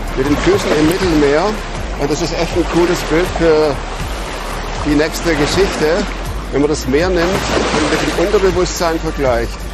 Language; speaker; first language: German; native; German